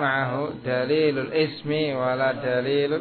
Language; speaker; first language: Arabic; non-native, fluent; Indonesian